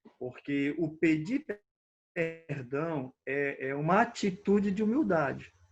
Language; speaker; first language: Portuguese; native; Portuguese